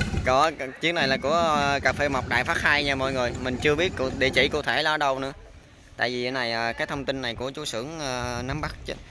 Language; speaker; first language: Vietnamese; native; Vietnamese